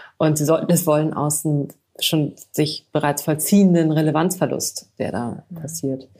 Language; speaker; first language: German; native; German